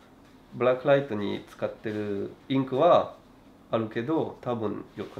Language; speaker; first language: Japanese; non-native, learner; French